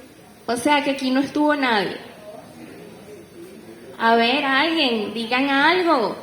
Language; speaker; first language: Spanish; native; Spanish